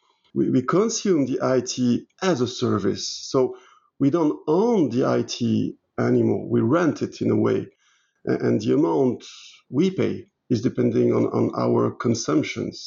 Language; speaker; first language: English; non-native, fluent; French